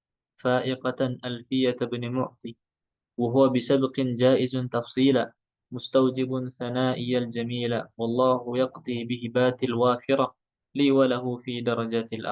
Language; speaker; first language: Arabic; non-native, fluent; Indonesian